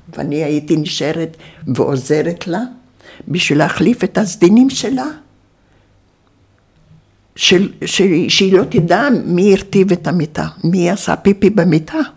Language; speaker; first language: Hebrew; early bilingual, other home language; Yiddish